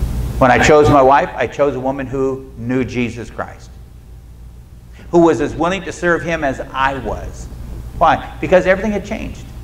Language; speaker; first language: English; native; English